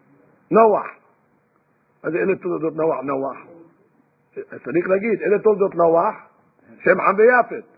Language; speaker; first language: Hebrew; non-native, fluent; English